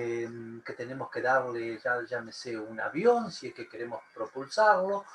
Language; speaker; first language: Spanish; native; Spanish